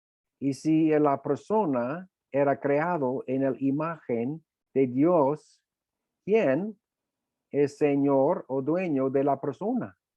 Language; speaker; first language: Spanish; non-native, fluent; English